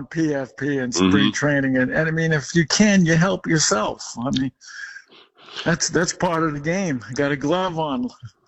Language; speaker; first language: English; native; English